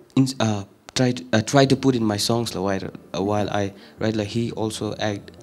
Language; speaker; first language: English; non-native, fluent; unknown